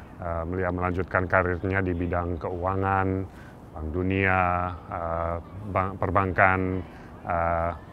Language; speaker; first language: Indonesian; early bilingual, other home language; English